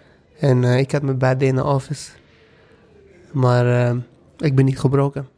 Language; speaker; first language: Dutch; non-native, fluent; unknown